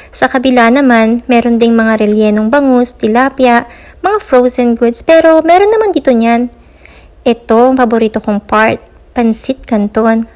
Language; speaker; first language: Filipino; native; Filipino